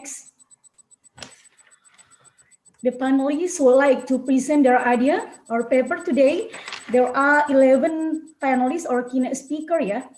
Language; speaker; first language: English; non-native, learner; Indonesian